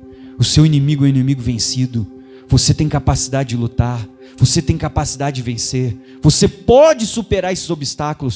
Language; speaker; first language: Portuguese; native; Portuguese